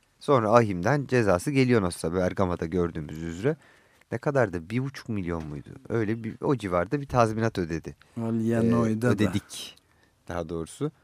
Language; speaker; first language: Turkish; native; Turkish